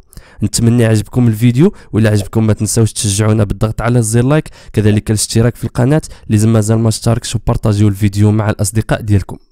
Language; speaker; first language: Arabic; native; Arabic